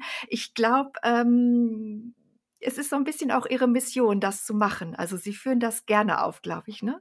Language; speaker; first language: German; native; German